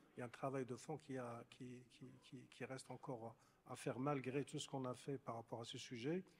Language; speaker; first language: French; non-native, local second language; Arabic